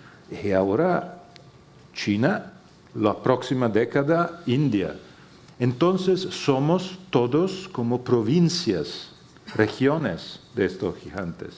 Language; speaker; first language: Spanish; non-native, fluent; Italian